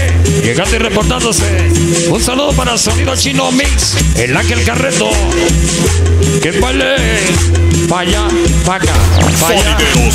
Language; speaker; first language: Spanish; native; Spanish